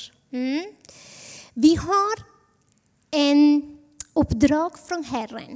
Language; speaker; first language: Swedish; non-native, fluent; Spanish